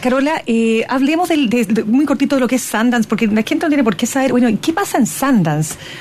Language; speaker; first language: Spanish; native; Spanish